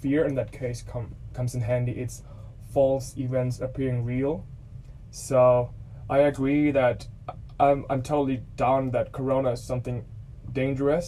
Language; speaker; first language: English; non-native, fluent; German